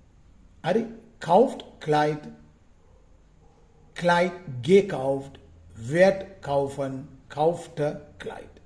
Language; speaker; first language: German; non-native, fluent; Sinhala